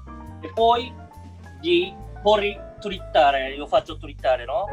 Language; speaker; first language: Italian; non-native, learner; Japanese